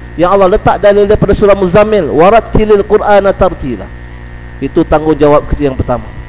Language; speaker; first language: Malay; native; Malay